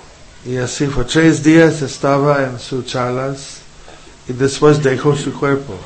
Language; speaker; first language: Spanish; non-native, fluent; English